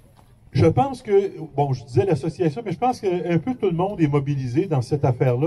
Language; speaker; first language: French; native; French